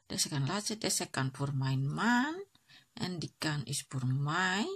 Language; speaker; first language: Dutch; non-native, learner; Indonesian